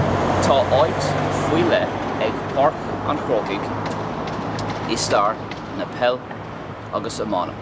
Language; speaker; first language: Irish; non-native, local second language; English